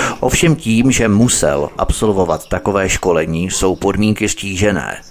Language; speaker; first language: Czech; native; Czech